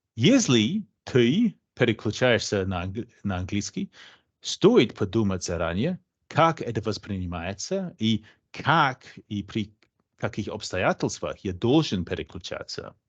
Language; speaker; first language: Russian; non-native, fluent; English